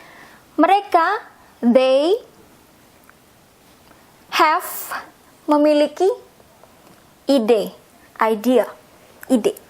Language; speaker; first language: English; non-native, fluent; Indonesian